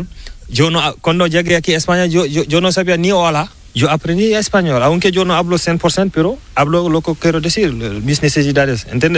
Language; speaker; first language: Spanish; non-native, learner; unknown